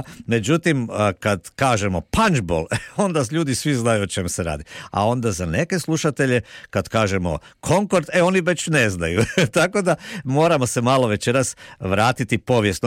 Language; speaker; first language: Serbian; native; Serbian